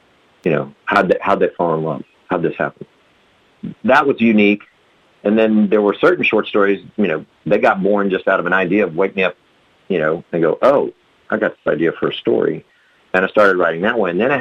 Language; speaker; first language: English; native; English